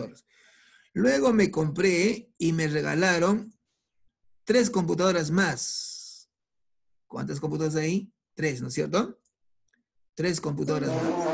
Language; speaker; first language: Spanish; native; Spanish